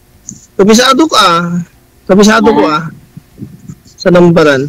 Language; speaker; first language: Filipino; non-native, local second language; Iloko